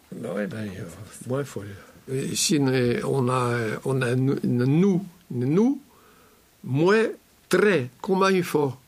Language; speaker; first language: French; native; French